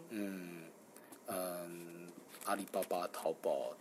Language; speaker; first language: Japanese; non-native, learner; Chinese